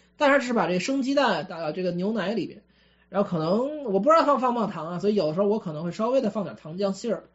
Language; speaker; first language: Chinese; native; Chinese